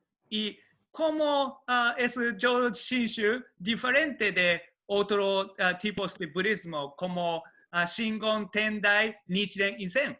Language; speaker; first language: Spanish; non-native, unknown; Japanese